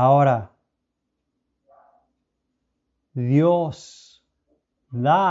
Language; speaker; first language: Spanish; early bilingual, heritage; Spanish